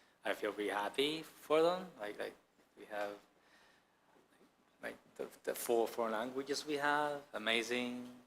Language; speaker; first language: English; non-native, fluent; Chinese